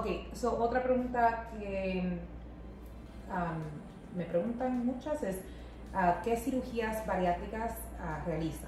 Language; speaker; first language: Spanish; non-native, local second language; English